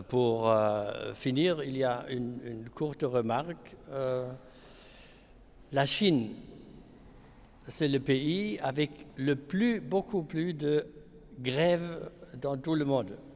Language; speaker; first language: French; non-native, fluent; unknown